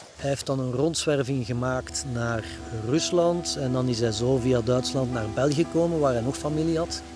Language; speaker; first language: Dutch; native; Dutch